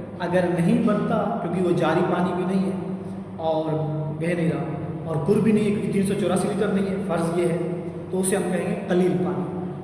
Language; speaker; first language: Urdu; non-native, local second language; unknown